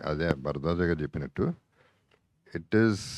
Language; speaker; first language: Telugu; native; Telugu